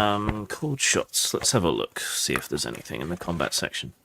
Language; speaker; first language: English; native; English